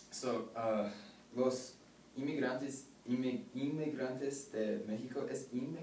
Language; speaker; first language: Spanish; non-native, learner; English